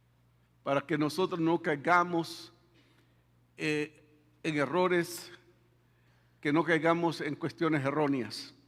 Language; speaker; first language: Spanish; native; Spanish